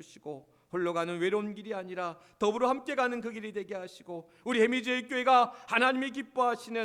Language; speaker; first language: Korean; native; Korean